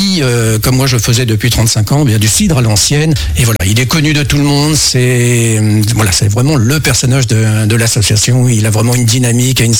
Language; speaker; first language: French; native; French